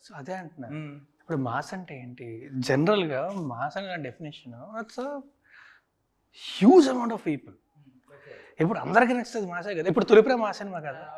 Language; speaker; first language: Telugu; native; Telugu